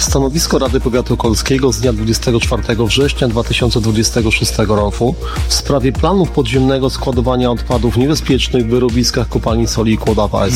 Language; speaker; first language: Polish; native; Polish